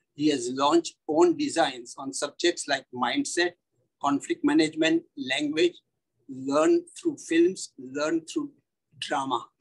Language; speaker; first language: English; non-native, local second language; Gujarati